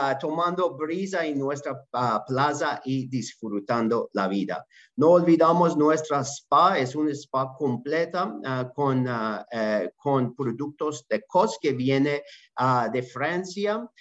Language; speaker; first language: Spanish; non-native, learner; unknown